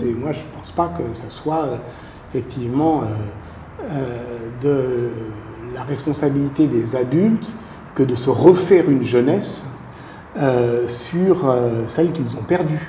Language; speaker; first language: French; native; French